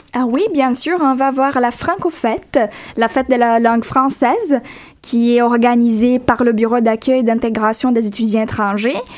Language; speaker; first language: French; non-native, fluent; Portuguese